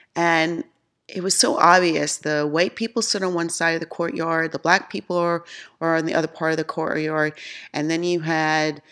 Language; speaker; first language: English; native; English